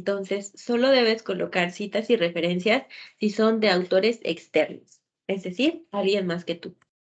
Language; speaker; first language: Spanish; native; Spanish